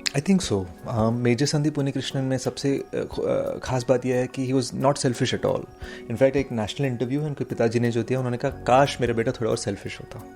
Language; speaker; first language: Hindi; non-native, fluent; Telugu